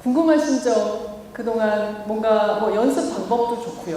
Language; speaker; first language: Korean; native; Korean